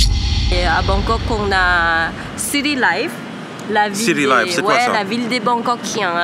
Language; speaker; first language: French; non-native, fluent; Thai